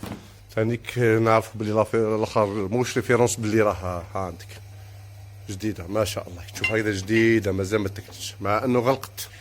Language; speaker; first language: Arabic; native; Arabic